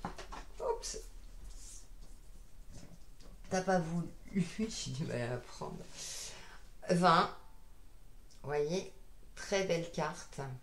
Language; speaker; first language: French; native; French